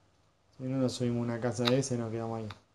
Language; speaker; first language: Spanish; native; Spanish